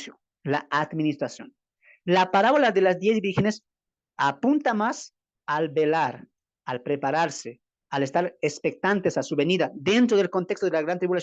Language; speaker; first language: Spanish; native; Spanish